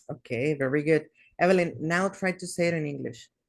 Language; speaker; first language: English; non-native, fluent; Spanish